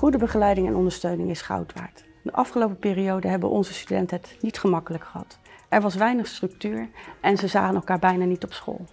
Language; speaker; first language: Dutch; native; Dutch